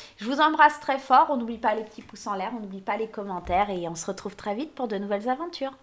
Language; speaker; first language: French; native; French